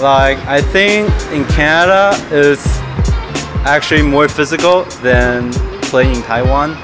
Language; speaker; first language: English; early bilingual, other home language; Chinese